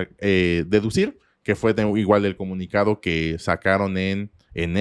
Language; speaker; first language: Spanish; native; Spanish